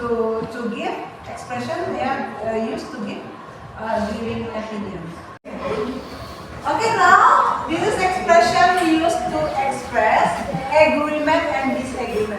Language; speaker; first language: English; non-native, fluent; Indonesian